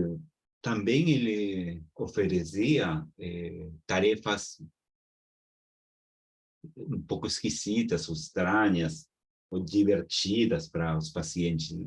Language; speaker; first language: Portuguese; non-native, fluent; Spanish